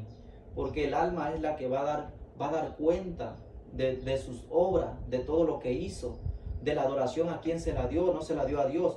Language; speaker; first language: Spanish; native; Spanish